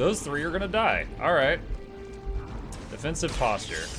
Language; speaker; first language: English; native; English